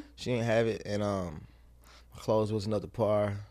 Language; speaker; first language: English; native; English